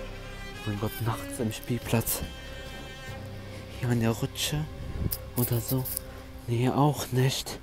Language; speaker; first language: German; early bilingual, other home language; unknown